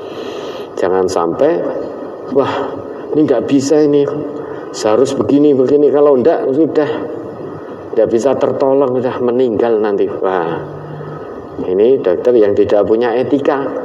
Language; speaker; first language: Indonesian; non-native, local second language; Javanese